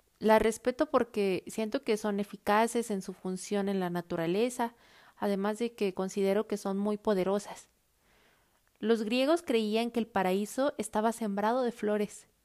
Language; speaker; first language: Spanish; native; Spanish